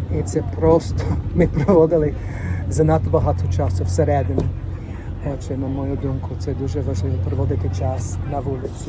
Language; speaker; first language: Ukrainian; non-native, learner; English